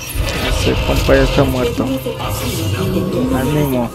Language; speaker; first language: Spanish; native; Spanish